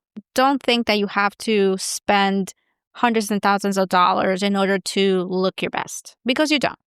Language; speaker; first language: English; native; English